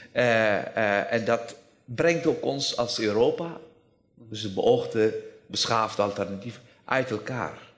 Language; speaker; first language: Dutch; non-native, fluent; Persian